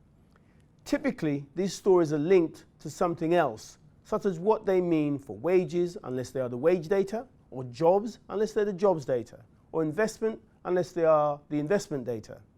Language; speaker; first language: English; native; English